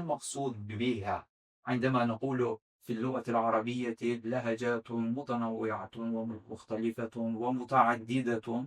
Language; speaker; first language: Arabic; non-native, fluent; Azerbaijani